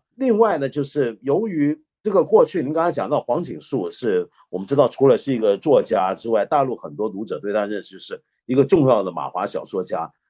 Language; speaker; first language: Chinese; non-native, local second language; Cantonese